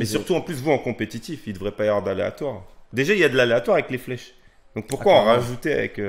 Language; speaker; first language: French; native; French